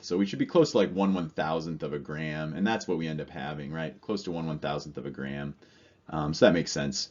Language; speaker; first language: English; native; English